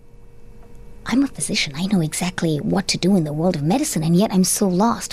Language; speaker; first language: English; non-native, local second language; Tamil